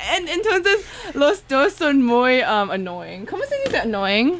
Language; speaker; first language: Spanish; non-native, learner; English